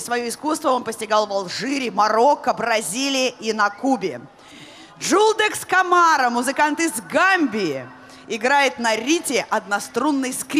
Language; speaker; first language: Russian; native; Russian